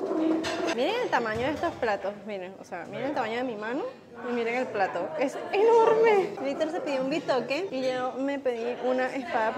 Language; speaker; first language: Spanish; native; Spanish